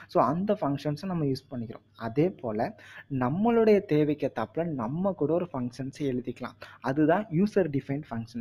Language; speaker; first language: Tamil; native; Tamil